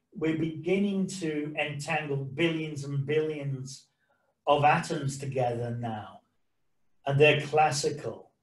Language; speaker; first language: English; native; English